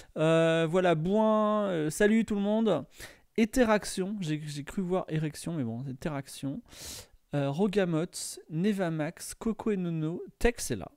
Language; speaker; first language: French; native; French